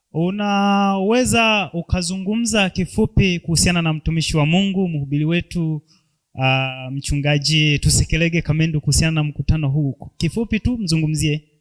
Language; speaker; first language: Swahili; native; Swahili